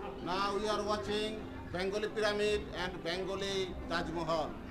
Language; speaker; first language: English; non-native, local second language; Bangla